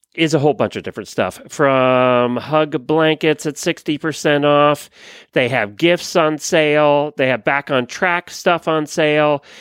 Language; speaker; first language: English; native; English